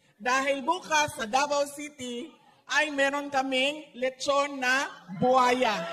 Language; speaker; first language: Filipino; non-native, local second language; Cebuano